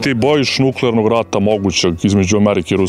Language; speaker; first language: Serbian; native; Serbian